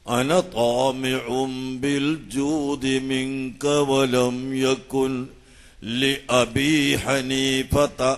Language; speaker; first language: Arabic; non-native, fluent; Malayalam